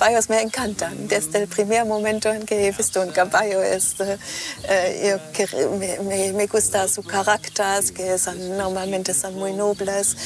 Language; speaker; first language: Spanish; non-native, fluent; German